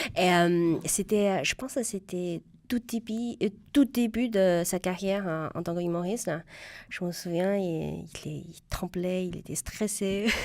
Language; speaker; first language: French; non-native, fluent; Chinese